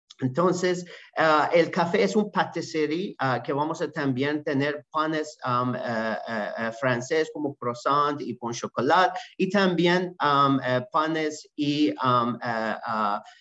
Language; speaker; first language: Spanish; non-native, learner; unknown